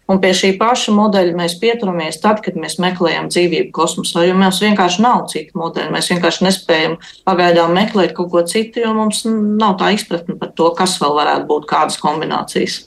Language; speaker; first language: Latvian; native; Latvian